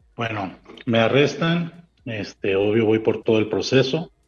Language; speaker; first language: Spanish; early bilingual, heritage; Spanish